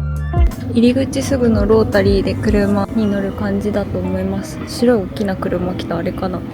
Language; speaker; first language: Japanese; native; Japanese